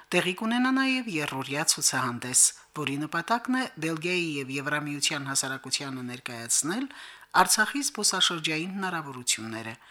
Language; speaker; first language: Armenian; native; Armenian